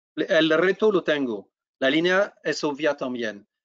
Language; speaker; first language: Spanish; non-native, fluent; French